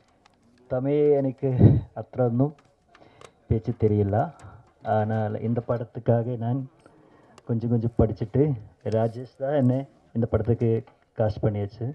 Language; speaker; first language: Tamil; non-native, learner; Malayalam